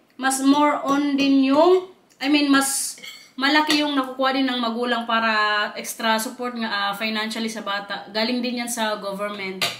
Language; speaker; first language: Filipino; non-native, local second language; Waray